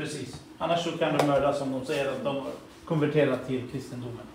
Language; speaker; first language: Swedish; early bilingual, other home language; Assyrian Neo-Aramaic